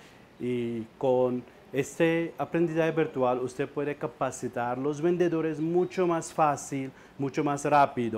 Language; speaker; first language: Spanish; non-native, learner; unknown